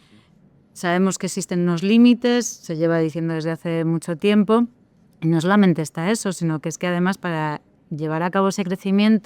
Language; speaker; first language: Spanish; native; Spanish